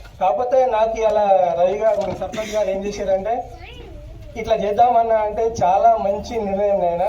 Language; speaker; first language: Telugu; non-native, local second language; Lambadi